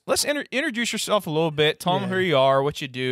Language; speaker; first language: English; native; English